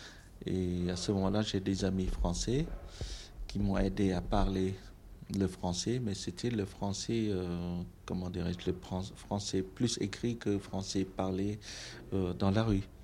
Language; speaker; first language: French; non-native, local second language; Khmer